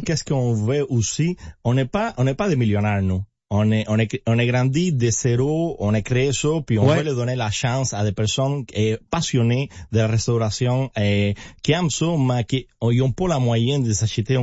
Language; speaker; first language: French; non-native, fluent; Spanish